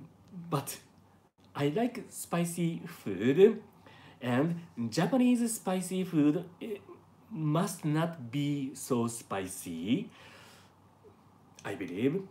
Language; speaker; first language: English; non-native, learner; Japanese